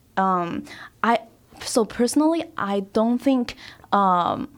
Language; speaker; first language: English; non-native, fluent; Chinese